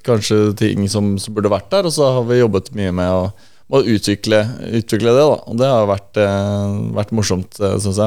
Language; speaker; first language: Norwegian; native; Norwegian